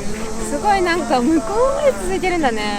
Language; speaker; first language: Japanese; native; Japanese